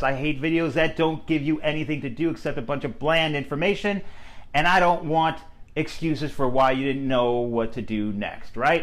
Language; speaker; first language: English; native; English